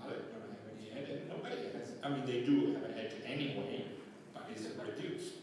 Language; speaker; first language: English; non-native, fluent; Italian